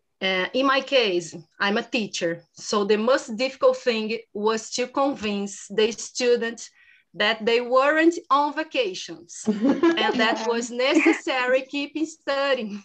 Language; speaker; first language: English; non-native, learner; Portuguese